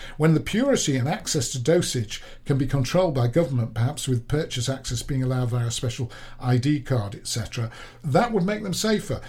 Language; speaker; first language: English; native; English